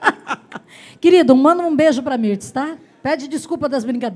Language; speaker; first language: Portuguese; native; Portuguese